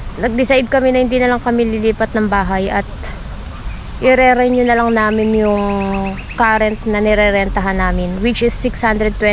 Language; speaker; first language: Filipino; native; Filipino